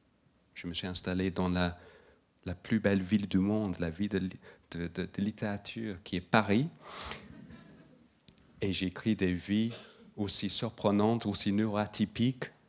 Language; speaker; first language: French; non-native, fluent; English